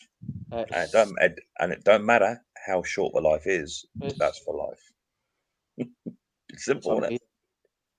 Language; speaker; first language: English; native; English